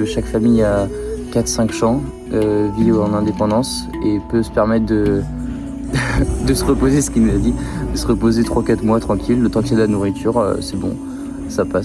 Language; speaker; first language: French; native; French